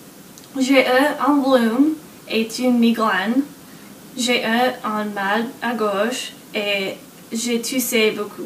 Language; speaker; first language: French; non-native, learner; English